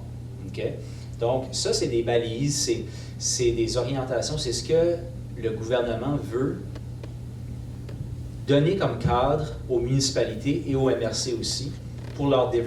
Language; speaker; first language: French; native; French